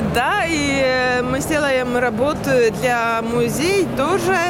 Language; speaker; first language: Russian; non-native, learner; Estonian